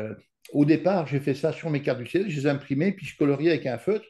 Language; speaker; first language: French; native; French